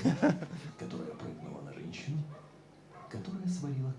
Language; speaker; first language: Russian; native; Russian